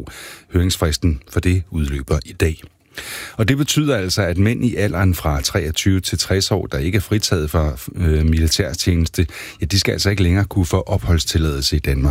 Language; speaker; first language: Danish; native; Danish